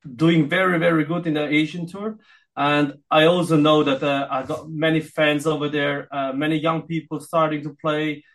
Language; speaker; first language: English; non-native, fluent; Filipino